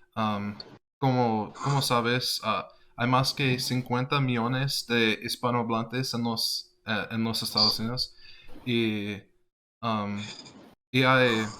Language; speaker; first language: Spanish; non-native, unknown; English